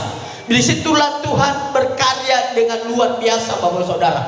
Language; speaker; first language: Indonesian; native; Indonesian